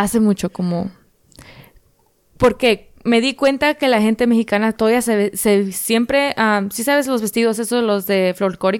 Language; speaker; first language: Spanish; early bilingual, other home language; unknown